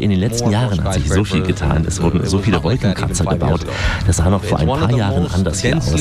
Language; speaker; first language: German; native; German